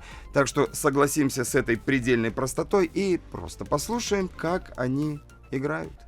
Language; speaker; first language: Russian; native; Russian